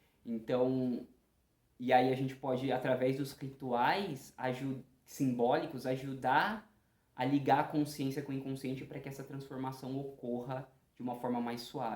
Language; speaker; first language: Portuguese; native; Portuguese